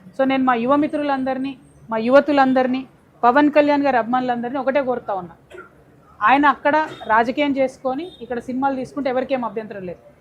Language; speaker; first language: Telugu; native; Telugu